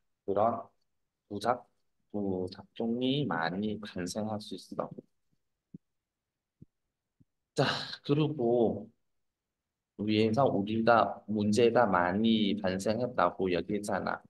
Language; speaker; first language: Korean; non-native, fluent; Vietnamese